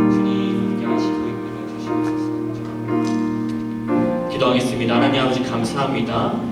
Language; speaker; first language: Korean; native; Korean